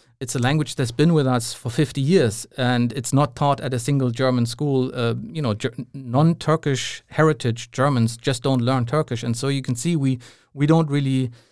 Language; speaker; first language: English; non-native, fluent; German